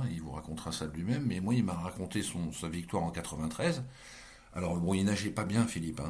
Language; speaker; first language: French; native; French